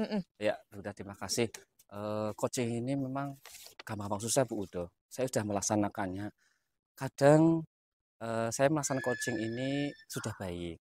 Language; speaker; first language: Indonesian; native; Indonesian